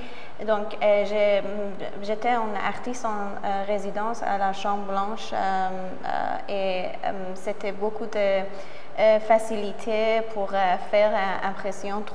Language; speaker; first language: French; non-native, learner; Persian